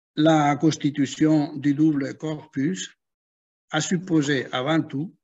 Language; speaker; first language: French; non-native, fluent; Spanish